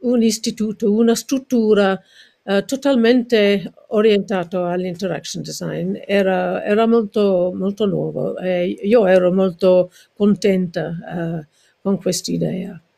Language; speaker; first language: Italian; non-native, fluent; English